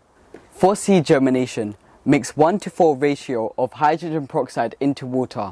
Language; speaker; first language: English; early bilingual, other home language; Bangla